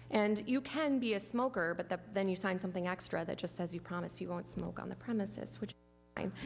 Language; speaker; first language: English; native; English